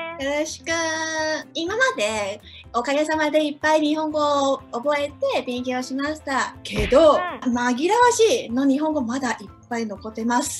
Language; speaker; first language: Japanese; non-native, fluent; Cantonese